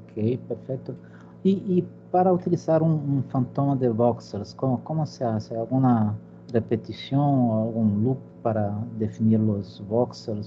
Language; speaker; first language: Spanish; non-native, fluent; Portuguese